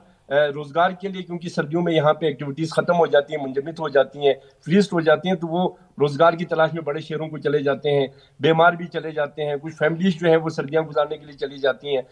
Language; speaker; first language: Hindi; non-native, local second language; Balti